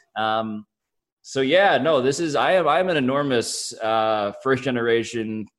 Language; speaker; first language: English; early bilingual, other home language; Filipino